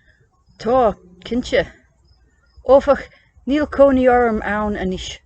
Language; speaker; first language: Irish; non-native, learner; English